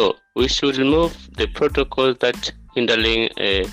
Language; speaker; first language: English; non-native, local second language; Swahili